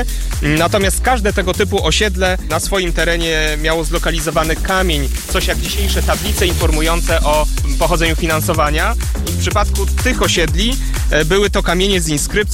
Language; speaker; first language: Polish; native; Polish